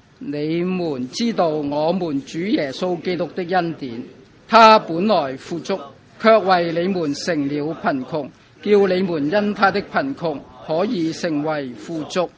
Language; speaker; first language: Chinese; non-native, local second language; Cantonese